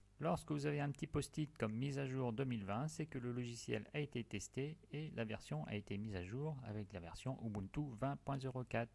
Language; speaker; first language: French; native; French